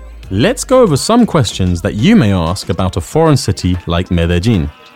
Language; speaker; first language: English; native; English